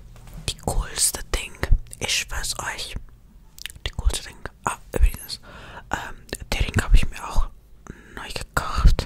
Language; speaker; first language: German; non-native, fluent; Estonian